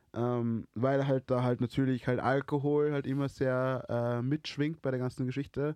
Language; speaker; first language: German; early bilingual, other home language; Swahili